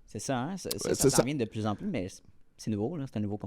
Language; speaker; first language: French; native; French